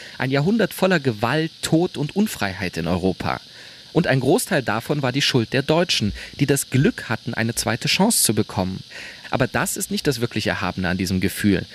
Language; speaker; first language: German; native; German